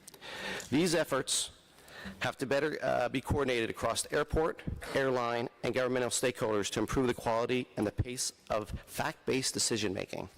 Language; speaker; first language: English; native; English